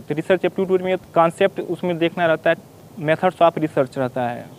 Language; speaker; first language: Hindi; native; Hindi